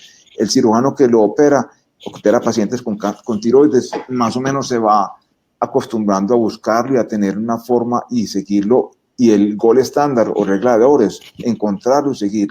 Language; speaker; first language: Spanish; native; Spanish